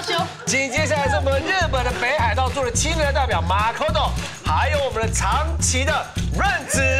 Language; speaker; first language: Chinese; native; Chinese